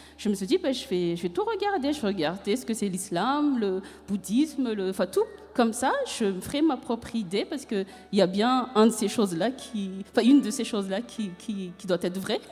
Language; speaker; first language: French; non-native, local second language; Malagasy